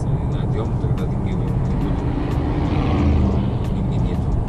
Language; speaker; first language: Russian; non-native, learner; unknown